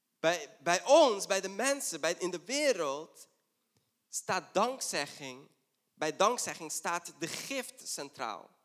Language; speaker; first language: Dutch; non-native, fluent; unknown